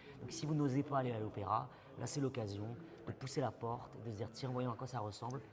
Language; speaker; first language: French; non-native, local second language; Basque